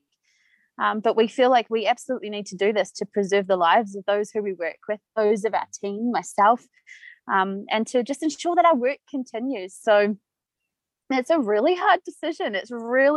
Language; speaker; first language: English; native; English